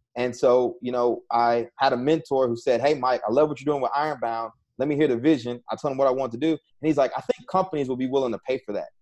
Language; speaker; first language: English; native; English